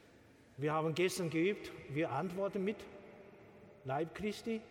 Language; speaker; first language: German; non-native, learner; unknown